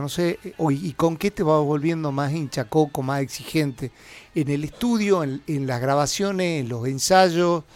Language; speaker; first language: Spanish; native; Spanish